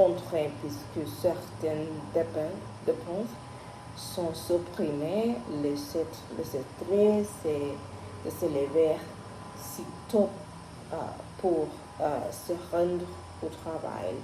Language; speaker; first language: French; non-native, learner; Spanish